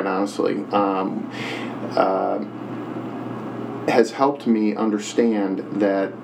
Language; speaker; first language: English; native; English